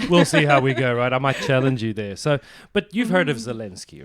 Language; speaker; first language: English; native; English